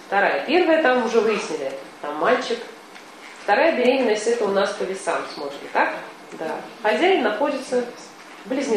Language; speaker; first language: Russian; native; Russian